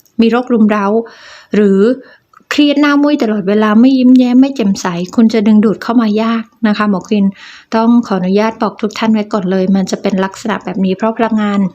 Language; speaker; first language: Thai; native; Thai